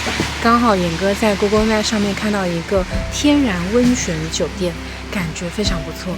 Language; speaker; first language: Chinese; native; Chinese